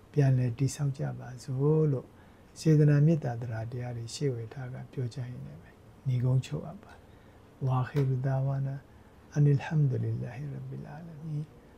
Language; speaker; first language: Burmese; native; Burmese